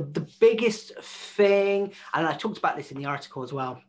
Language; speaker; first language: English; native; English